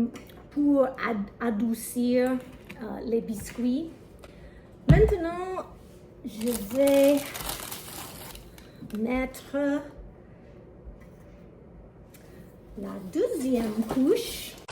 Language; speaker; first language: French; non-native, learner; English